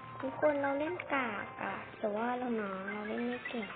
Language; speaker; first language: Thai; native; Thai